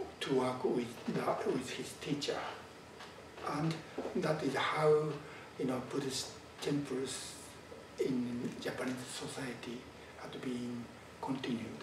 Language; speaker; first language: English; non-native, fluent; Japanese